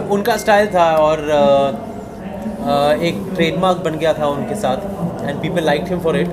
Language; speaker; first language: Hindi; native; Hindi